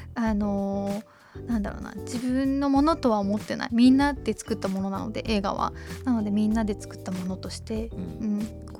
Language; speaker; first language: Japanese; native; Japanese